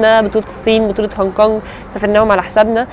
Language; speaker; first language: Arabic; native; Arabic